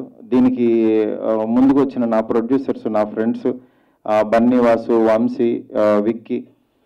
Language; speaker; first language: Telugu; native; Telugu